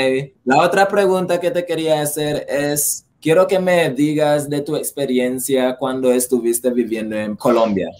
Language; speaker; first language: Spanish; early bilingual, heritage; Spanish